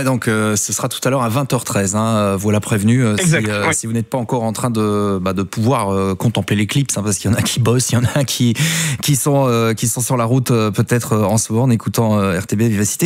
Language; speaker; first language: French; native; French